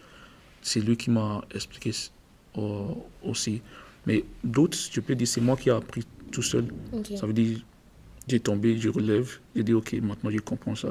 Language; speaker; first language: French; non-native, learner; English